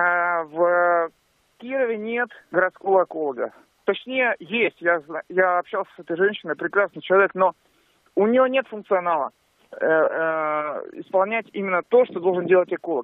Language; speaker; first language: Russian; native; Russian